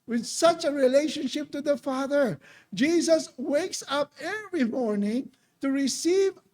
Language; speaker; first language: English; non-native, local second language; Filipino